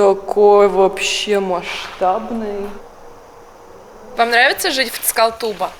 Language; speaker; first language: Russian; native; Russian